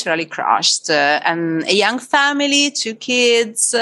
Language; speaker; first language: English; non-native, fluent; Italian